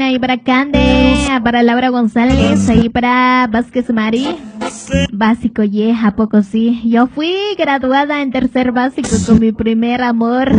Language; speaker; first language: Spanish; native; Spanish